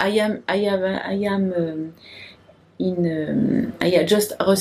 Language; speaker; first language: English; non-native, learner; French